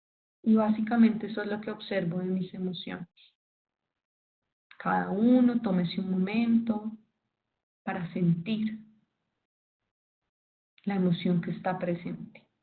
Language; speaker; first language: Spanish; native; Spanish